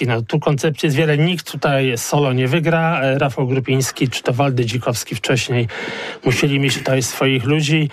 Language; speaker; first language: Polish; native; Polish